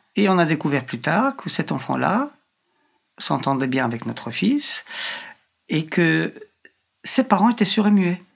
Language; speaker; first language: French; non-native, fluent; Polish